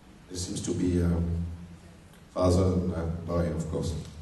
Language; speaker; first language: English; non-native, learner; French